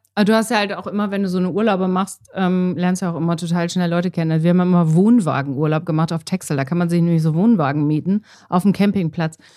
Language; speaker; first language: German; native; German